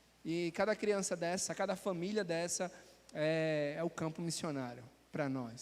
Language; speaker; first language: Portuguese; native; Portuguese